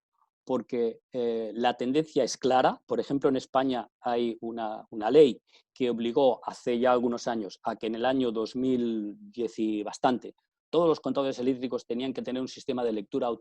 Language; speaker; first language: Spanish; native; Spanish